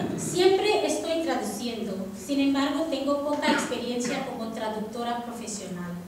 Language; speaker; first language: Spanish; non-native, fluent; Tamil